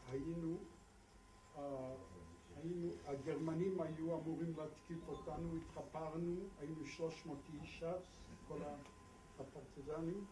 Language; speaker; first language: Hebrew; non-native, fluent; Polish